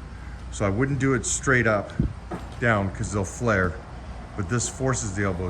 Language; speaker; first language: English; native; English